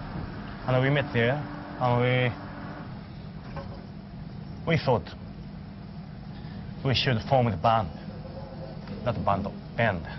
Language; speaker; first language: English; non-native, learner; Japanese